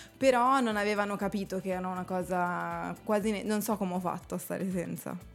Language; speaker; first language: Italian; early bilingual, other home language; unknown